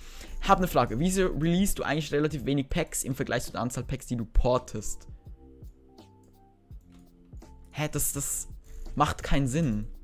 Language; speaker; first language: German; native; German